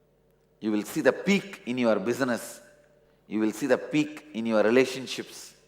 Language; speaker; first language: English; non-native, local second language; Tamil